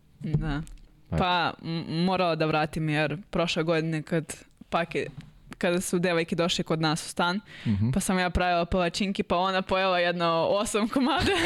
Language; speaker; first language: Serbian; non-native, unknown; Russian